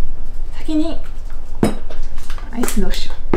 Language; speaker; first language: Japanese; non-native, fluent; Chinese